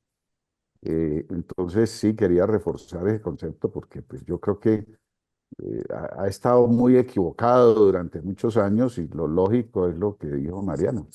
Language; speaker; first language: Spanish; native; Spanish